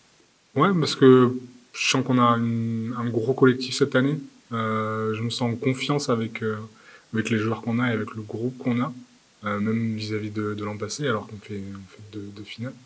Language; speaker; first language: French; native; French